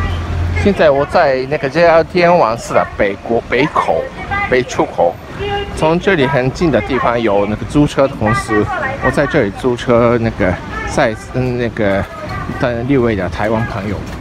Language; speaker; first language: Chinese; non-native, fluent; Japanese